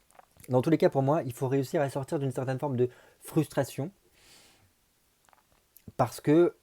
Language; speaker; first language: French; native; French